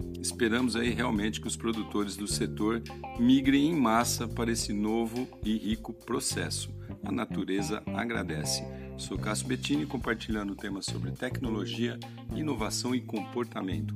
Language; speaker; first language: Portuguese; native; Portuguese